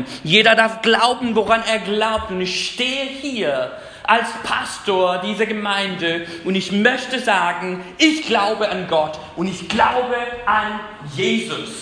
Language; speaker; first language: German; non-native, fluent; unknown